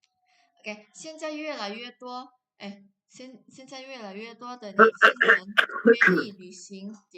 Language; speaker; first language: Chinese; non-native, fluent; Indonesian